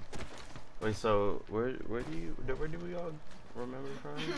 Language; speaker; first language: English; native; English